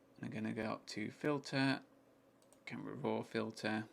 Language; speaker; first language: English; native; English